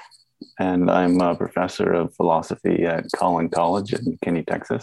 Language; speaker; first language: English; native; English